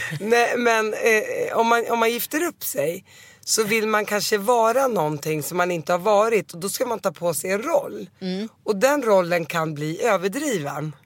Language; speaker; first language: Swedish; early bilingual, other home language; Arabic